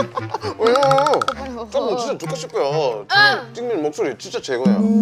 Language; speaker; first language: Korean; non-native, learner; English